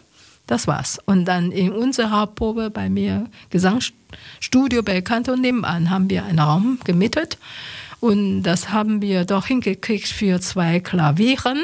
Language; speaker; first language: German; non-native, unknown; Chinese